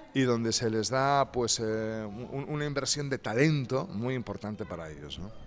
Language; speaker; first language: Spanish; native; Spanish